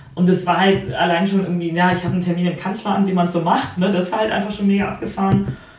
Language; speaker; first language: German; early bilingual, other home language; Polish